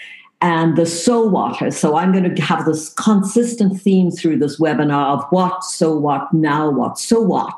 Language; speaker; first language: English; native; English